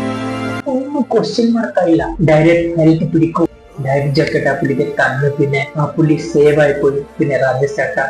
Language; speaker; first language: Malayalam; non-native, learner; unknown